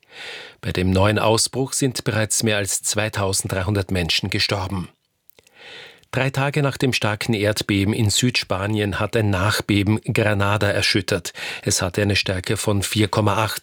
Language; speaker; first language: German; native; German